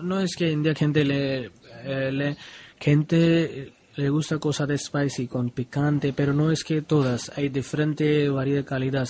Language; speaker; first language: Spanish; non-native, learner; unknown